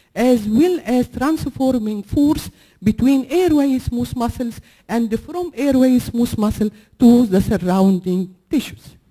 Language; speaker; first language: English; non-native, fluent; Arabic